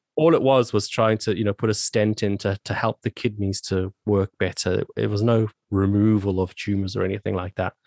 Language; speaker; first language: English; native; English